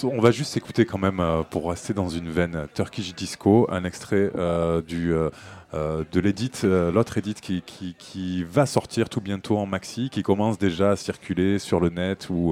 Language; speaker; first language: French; native; French